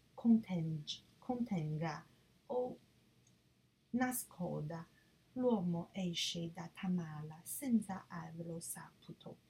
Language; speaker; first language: Italian; non-native, learner; Chinese